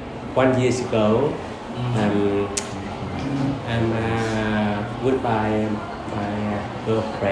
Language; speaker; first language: English; non-native, learner; Vietnamese